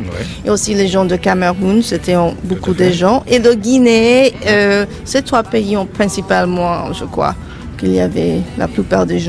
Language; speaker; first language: French; non-native, fluent; English